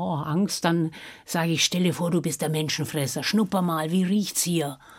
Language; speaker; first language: German; non-native, local second language; Swiss German